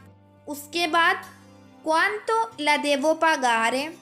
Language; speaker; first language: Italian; non-native, fluent; Urdu